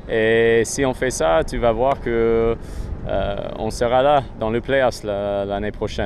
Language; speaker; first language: French; non-native, fluent; English